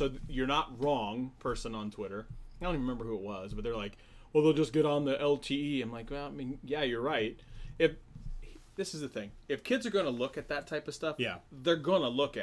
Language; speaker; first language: English; native; English